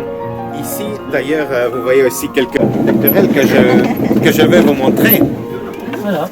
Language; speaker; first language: French; non-native, fluent; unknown